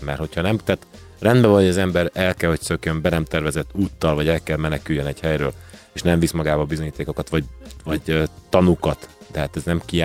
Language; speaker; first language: Hungarian; native; Hungarian